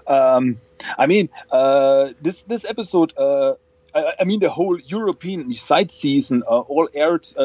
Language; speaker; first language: English; non-native, fluent; German